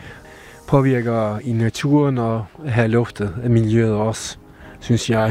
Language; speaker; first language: Danish; non-native, fluent; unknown